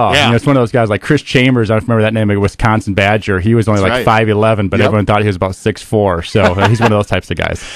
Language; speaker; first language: English; native; English